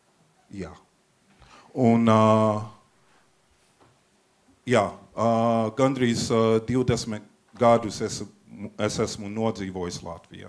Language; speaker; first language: Latvian; non-native, fluent; English